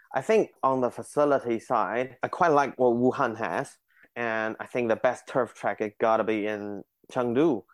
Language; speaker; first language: English; non-native, fluent; Chinese